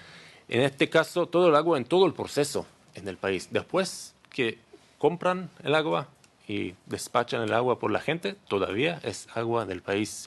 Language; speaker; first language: Spanish; non-native, learner; Hebrew